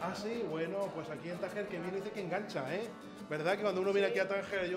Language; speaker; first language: Spanish; native; Spanish